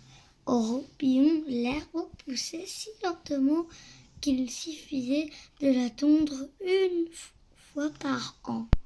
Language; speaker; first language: French; native; French